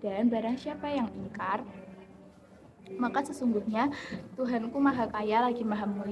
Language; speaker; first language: Indonesian; native; Indonesian